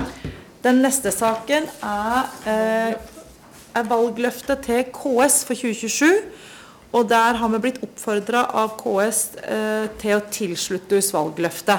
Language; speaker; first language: Norwegian; native; Norwegian